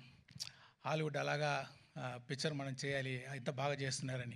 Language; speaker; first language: Telugu; non-native, learner; Tamil